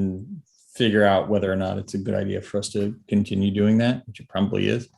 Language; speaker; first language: English; native; English